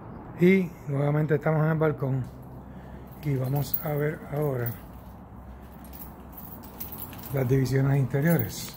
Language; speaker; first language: Spanish; native; Spanish